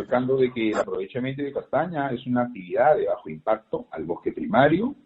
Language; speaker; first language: Spanish; native; Spanish